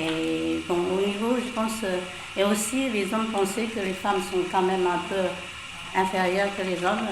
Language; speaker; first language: French; non-native, fluent; Chinese